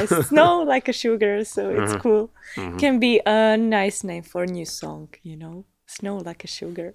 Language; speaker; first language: English; non-native, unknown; Czech